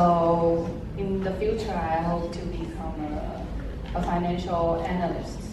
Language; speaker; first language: English; non-native, fluent; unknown